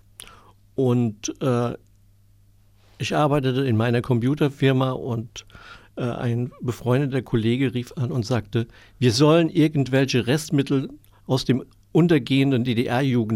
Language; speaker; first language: German; native; German